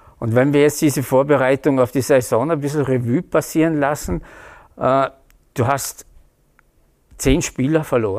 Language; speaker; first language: German; native; German